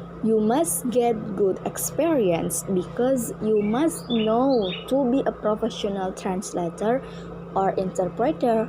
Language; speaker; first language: English; non-native, learner; Indonesian